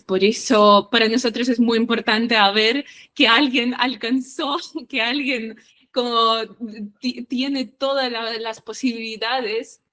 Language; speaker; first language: Spanish; non-native, fluent; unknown